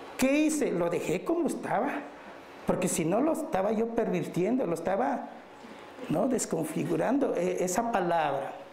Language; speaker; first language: Spanish; non-native, local second language; Mixtepec Mixtec